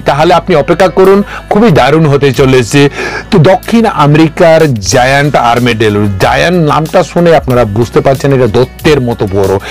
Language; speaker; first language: Bangla; non-native, local second language; Kok Borok